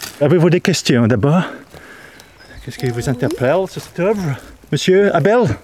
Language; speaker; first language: French; non-native, learner; English